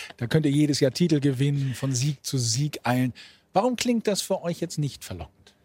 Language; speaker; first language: German; native; German